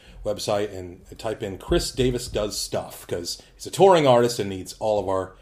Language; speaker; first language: English; native; English